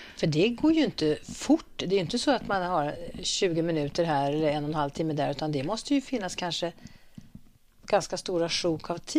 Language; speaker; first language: Swedish; native; Swedish